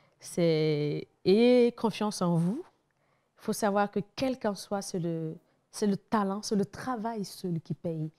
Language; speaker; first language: French; non-native, local second language; Mossi